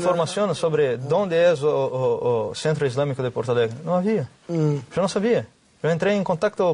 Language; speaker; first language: Spanish; non-native, learner; Portuguese